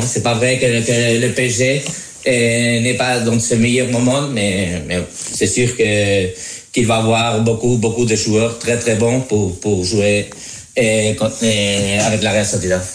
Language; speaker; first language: French; non-native, learner; Spanish